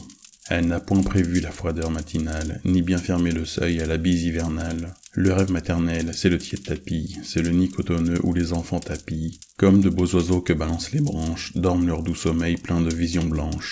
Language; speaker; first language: French; native; French